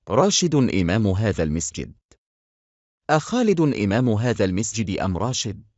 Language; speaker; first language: Arabic; non-native, fluent; Bangla